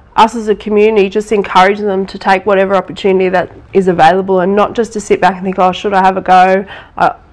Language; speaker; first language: English; native; English